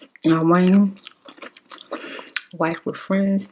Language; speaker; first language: English; native; English